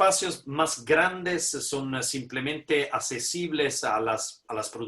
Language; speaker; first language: Spanish; non-native, fluent; Italian